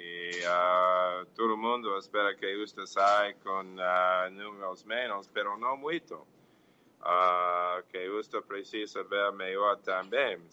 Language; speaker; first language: Portuguese; non-native, fluent; English